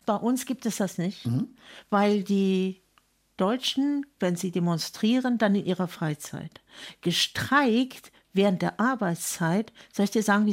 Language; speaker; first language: German; native; German